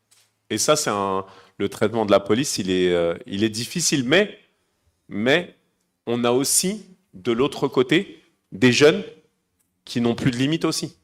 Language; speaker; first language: French; native; French